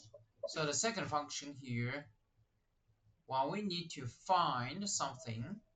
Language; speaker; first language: English; non-native, fluent; Chinese